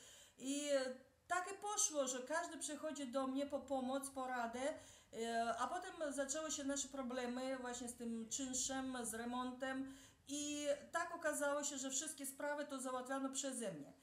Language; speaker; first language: Polish; early bilingual, heritage; Russian